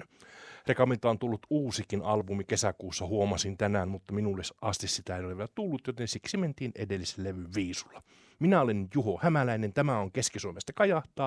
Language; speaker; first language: Finnish; native; Finnish